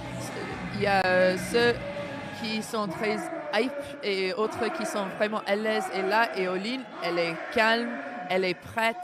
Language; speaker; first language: French; non-native, fluent; English